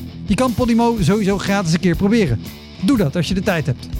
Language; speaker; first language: Dutch; native; Dutch